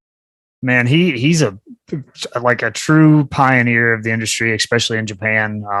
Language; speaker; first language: English; native; English